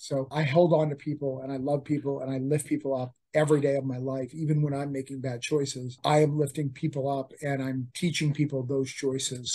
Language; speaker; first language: English; native; English